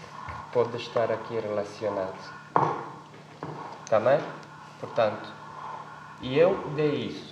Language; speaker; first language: Portuguese; non-native, fluent; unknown